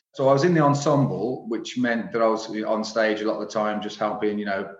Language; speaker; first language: English; native; English